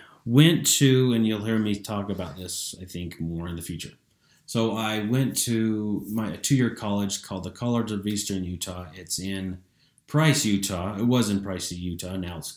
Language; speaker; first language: English; native; English